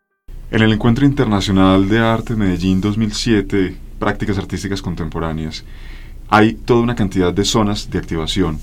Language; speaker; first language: Spanish; native; Spanish